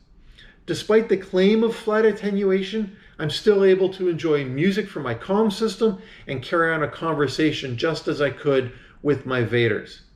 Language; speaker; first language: English; native; English